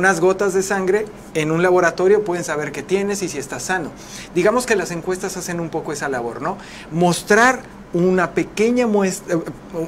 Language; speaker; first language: Spanish; native; Spanish